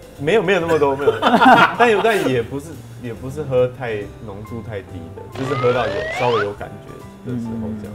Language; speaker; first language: Chinese; native; Chinese